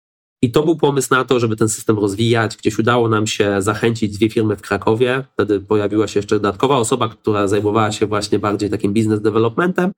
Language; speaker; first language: Polish; native; Polish